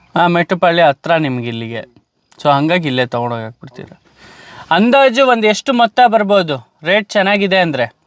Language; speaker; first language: Kannada; native; Kannada